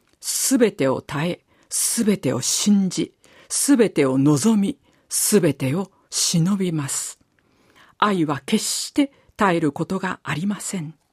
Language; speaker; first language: Japanese; native; Japanese